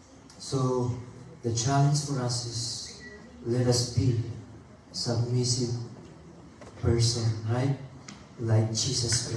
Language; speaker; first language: English; non-native, local second language; Filipino